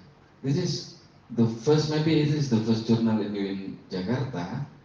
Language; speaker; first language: English; non-native, learner; Indonesian